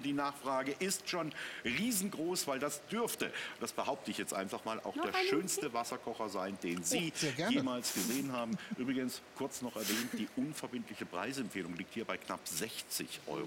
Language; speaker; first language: German; native; German